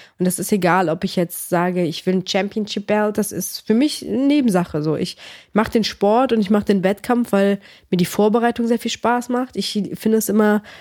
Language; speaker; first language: German; early bilingual, other home language; Greek